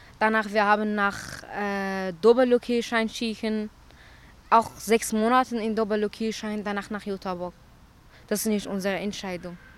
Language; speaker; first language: German; non-native, learner; Central Kurdish